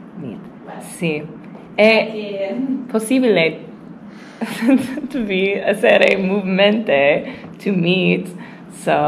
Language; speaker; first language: Italian; non-native, learner; English